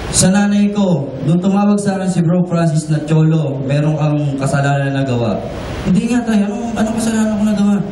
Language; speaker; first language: Filipino; native; Filipino